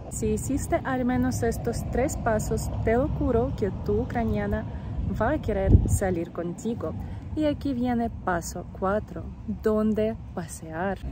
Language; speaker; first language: Spanish; non-native, fluent; Ukrainian